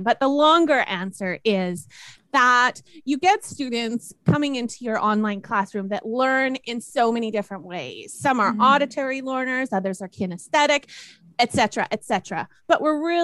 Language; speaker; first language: English; native; English